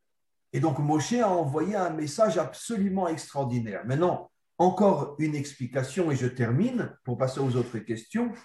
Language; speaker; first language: French; native; French